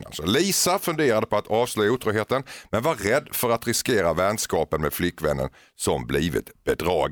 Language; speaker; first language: Swedish; native; Swedish